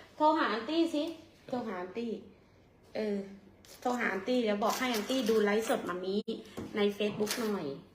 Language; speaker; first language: Thai; native; Thai